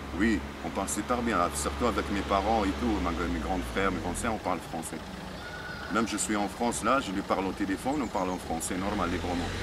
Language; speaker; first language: French; non-native, local second language; Arabic